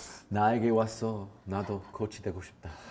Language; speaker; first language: Korean; non-native, fluent; English